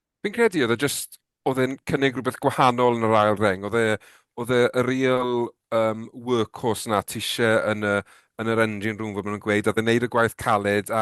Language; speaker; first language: Welsh; native; Welsh